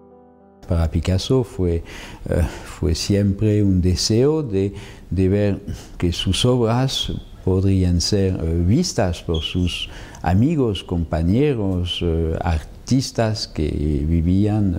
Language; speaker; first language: Spanish; non-native, fluent; French